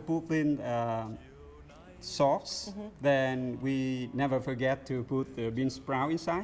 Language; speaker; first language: English; non-native, learner; Vietnamese